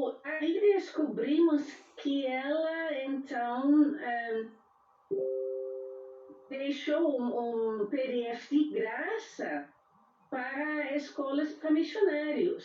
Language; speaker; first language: Portuguese; non-native, fluent; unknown